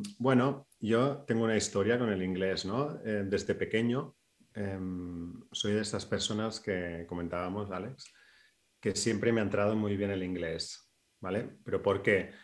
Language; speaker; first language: Spanish; non-native, local second language; Catalan